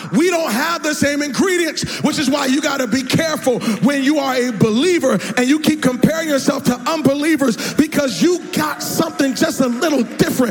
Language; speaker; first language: English; native; English